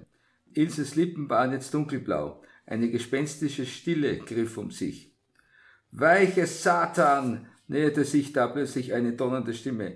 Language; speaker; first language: German; native; German